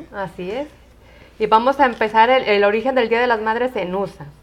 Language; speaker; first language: Spanish; native; Spanish